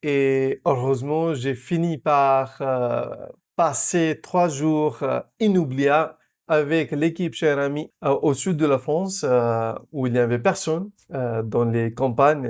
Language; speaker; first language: French; non-native, fluent; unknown